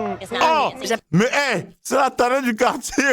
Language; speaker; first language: French; native; French